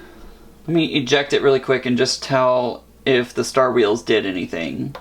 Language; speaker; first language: English; native; English